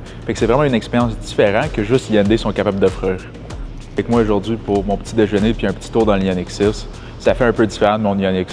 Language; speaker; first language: French; native; French